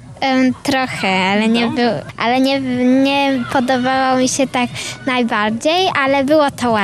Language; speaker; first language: Polish; early bilingual, heritage; Polish